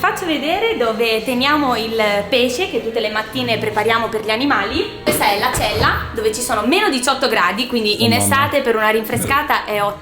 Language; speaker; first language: Italian; native; Italian